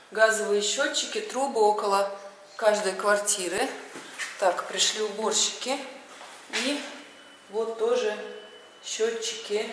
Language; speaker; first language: Russian; native; Russian